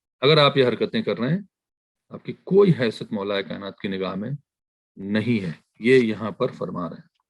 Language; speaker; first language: Urdu; native; Urdu